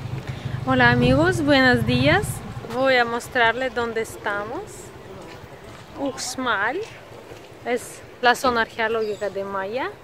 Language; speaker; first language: Spanish; non-native, learner; Russian